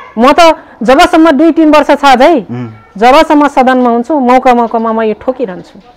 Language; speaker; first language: Nepali; non-native, local second language; Rana Tharu